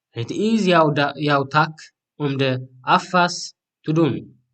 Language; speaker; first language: Dutch; non-native, fluent; Tigrinya